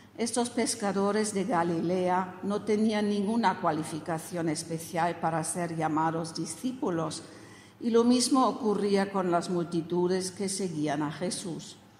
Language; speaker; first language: Spanish; non-native, fluent; German